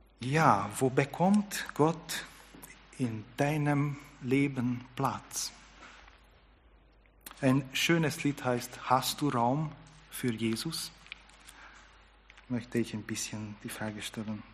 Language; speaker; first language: German; non-native, fluent; Hungarian